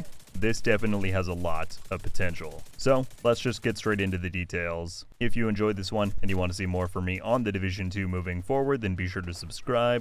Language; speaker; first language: English; native; English